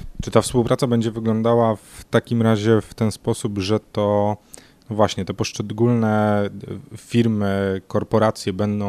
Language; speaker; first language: Polish; native; Polish